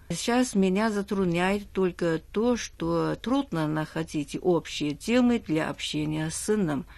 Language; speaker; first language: Russian; non-native, fluent; Chinese